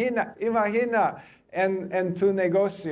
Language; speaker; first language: Spanish; non-native, fluent; English